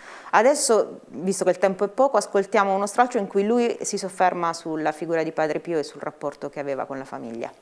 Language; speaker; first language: Italian; native; Italian